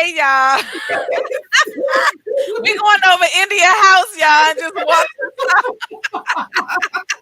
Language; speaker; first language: English; native; English